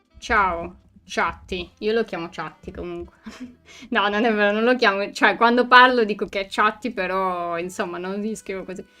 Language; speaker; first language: Italian; native; Italian